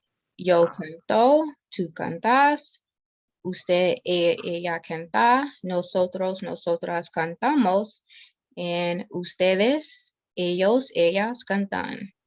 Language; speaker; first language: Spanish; non-native, learner; English